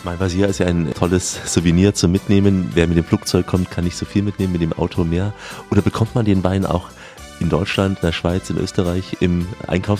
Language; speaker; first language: German; native; German